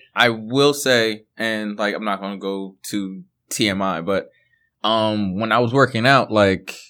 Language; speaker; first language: English; early bilingual, other home language; Haitian Creole